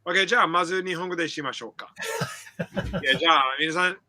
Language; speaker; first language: Japanese; non-native, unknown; English